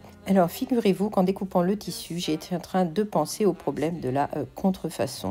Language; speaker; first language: French; native; French